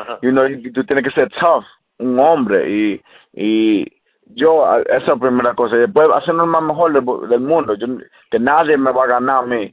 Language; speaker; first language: Spanish; early bilingual, heritage; English